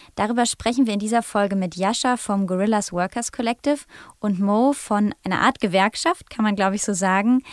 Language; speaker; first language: German; native; German